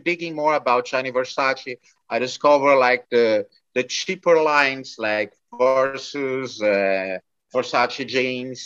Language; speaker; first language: English; non-native, fluent; Portuguese